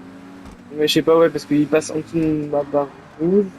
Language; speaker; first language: French; native; French